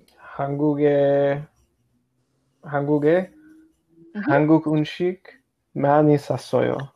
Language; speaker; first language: Korean; non-native, learner; English